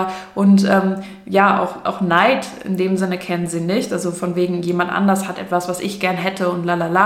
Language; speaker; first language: German; native; German